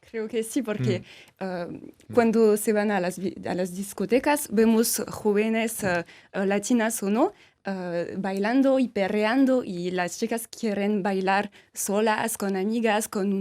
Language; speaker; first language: Spanish; non-native, fluent; French